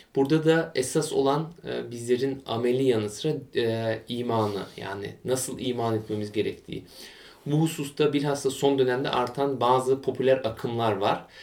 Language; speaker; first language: Turkish; early bilingual, heritage; Turkish